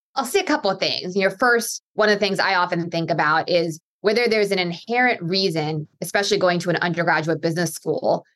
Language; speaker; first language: English; native; English